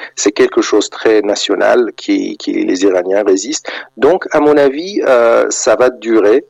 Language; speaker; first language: French; non-native, fluent; Persian